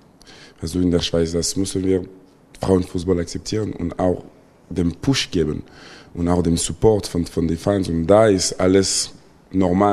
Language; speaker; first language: German; non-native, local second language; French